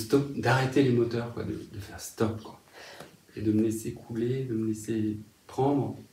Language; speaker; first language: French; native; French